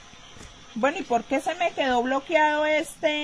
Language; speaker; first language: Spanish; native; Spanish